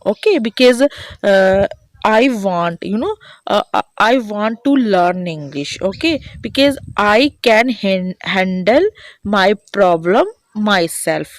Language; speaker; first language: English; non-native, learner; Hindi